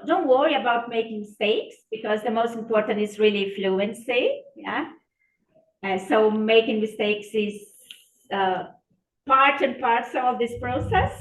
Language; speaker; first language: English; non-native, fluent; Portuguese